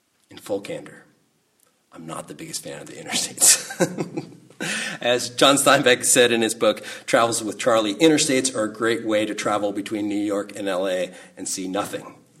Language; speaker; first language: English; native; English